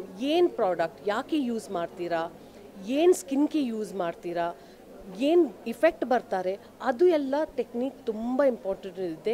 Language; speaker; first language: Kannada; non-native, fluent; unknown